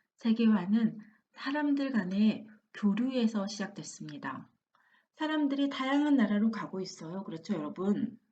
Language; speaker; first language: Korean; native; Korean